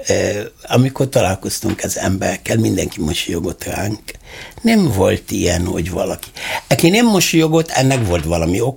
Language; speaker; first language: Hungarian; non-native, fluent; Arabic